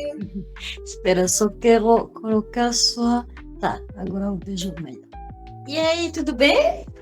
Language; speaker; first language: Portuguese; non-native, fluent; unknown